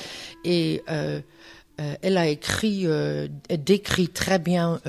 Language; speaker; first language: French; non-native, learner; Dutch